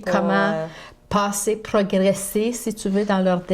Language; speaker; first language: French; native; French